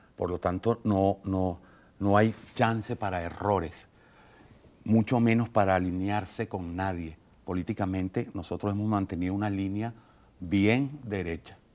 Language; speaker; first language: Spanish; native; Spanish